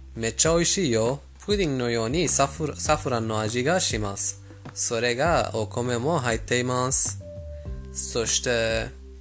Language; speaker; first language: Japanese; non-native, fluent; Persian